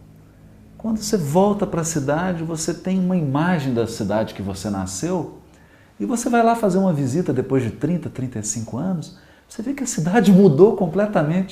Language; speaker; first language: Portuguese; native; Portuguese